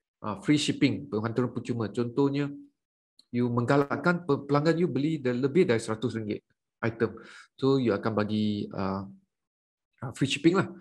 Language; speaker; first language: Malay; native; Malay